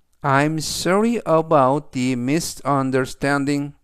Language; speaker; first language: English; non-native, fluent; Korean